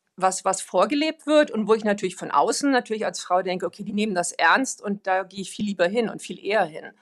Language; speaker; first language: German; non-native, fluent; Swedish